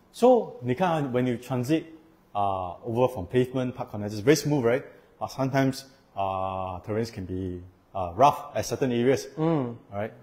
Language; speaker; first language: English; non-native, local second language; Chinese